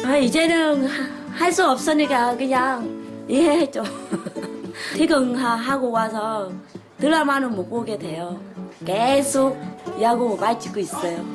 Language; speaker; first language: Korean; non-native, learner; Vietnamese